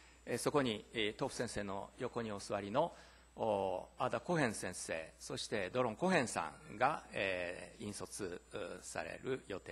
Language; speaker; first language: Japanese; native; Japanese